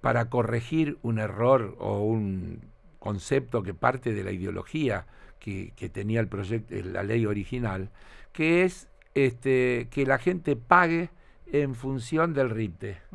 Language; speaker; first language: Spanish; native; Spanish